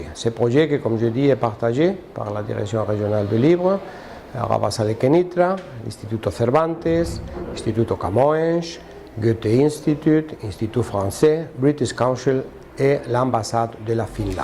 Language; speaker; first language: French; non-native, fluent; Spanish